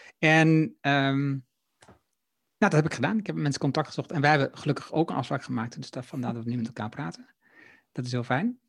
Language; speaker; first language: Dutch; native; Dutch